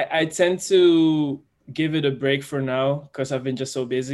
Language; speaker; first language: English; non-native, fluent; Dutch